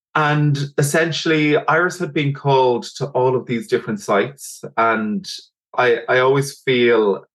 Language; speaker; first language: English; native; English